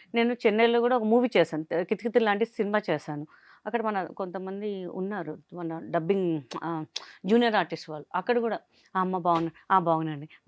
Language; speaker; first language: Telugu; non-native, local second language; Hindi